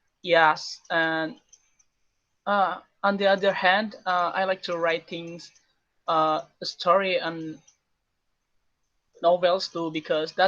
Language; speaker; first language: English; non-native, learner; Indonesian